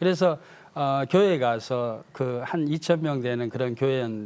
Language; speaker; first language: Korean; native; Korean